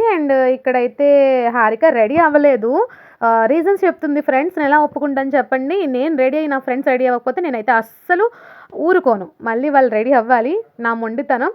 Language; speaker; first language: Telugu; non-native, local second language; Urdu